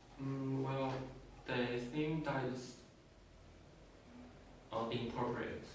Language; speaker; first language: English; non-native, learner; Chinese